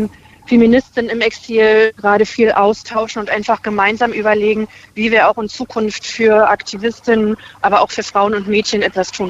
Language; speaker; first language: German; native; German